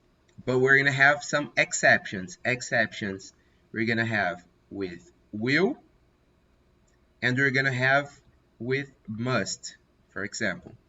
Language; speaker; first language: English; non-native, fluent; Portuguese